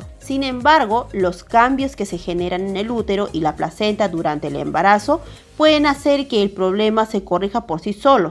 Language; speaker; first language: Spanish; native; Spanish